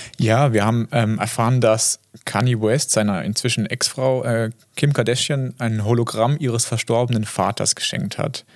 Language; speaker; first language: German; native; German